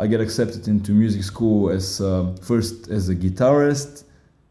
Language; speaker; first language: English; non-native, fluent; Bulgarian